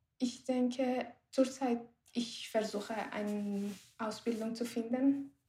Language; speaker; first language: German; non-native, learner; Persian